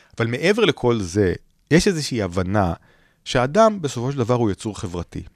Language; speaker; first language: Hebrew; native; Hebrew